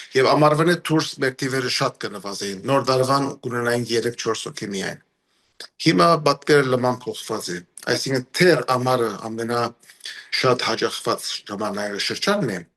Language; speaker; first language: Armenian; early bilingual, heritage; Armenian